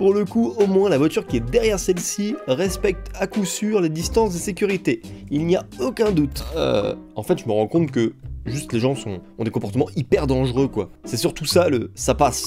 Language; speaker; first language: French; native; French